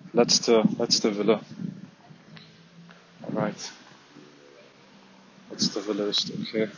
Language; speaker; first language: German; non-native, fluent; Arabic